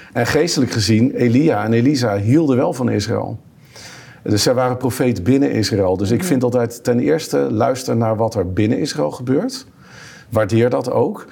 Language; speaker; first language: Dutch; native; Dutch